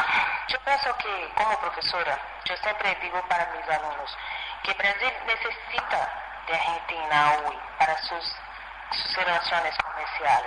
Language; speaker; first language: Spanish; non-native, fluent; Portuguese